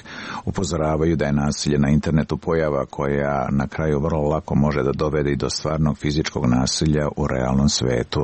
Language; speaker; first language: Serbian; native; Serbian